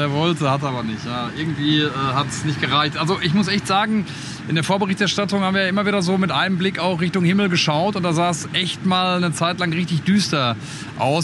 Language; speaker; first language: German; native; German